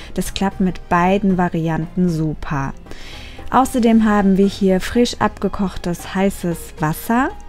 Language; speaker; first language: German; early bilingual, other home language; Turkish